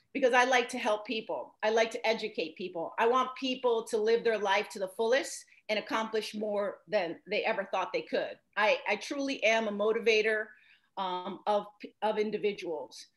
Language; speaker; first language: English; native; English